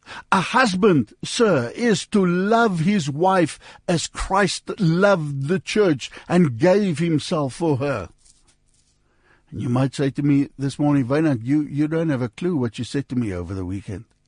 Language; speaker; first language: English; non-native, local second language; Afrikaans